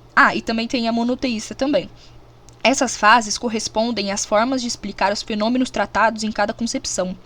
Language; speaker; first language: Portuguese; native; Portuguese